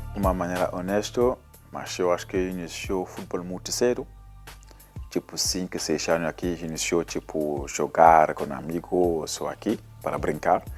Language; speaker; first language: Portuguese; non-native, learner; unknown